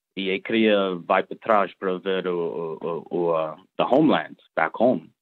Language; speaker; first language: Portuguese; early bilingual, heritage; Portuguese